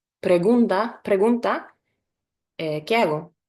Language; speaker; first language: Spanish; non-native, fluent; Polish